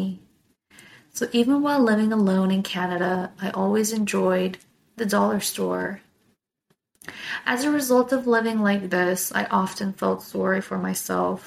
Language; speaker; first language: English; non-native, fluent; Korean